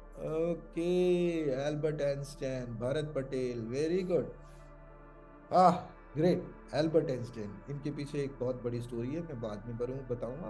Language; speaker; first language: Hindi; non-native, local second language; Malayalam